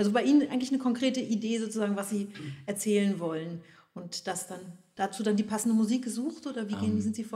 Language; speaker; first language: German; native; German